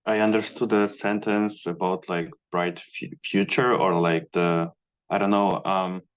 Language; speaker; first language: English; non-native, fluent; Polish